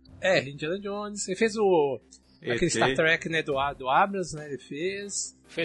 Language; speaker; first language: Portuguese; native; Portuguese